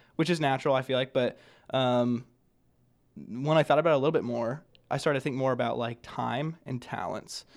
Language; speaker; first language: English; native; English